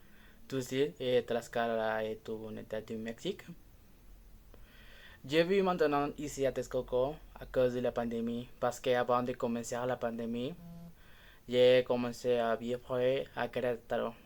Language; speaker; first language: French; non-native, learner; Spanish